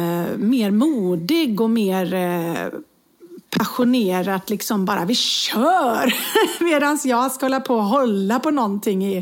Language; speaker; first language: Swedish; native; Swedish